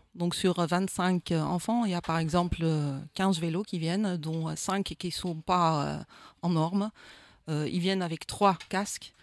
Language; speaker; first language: French; non-native, fluent; Dutch